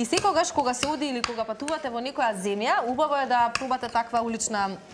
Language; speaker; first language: Macedonian; native; Macedonian